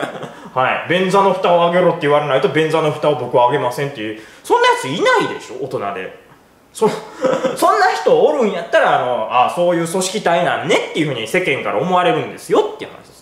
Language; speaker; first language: Japanese; native; Japanese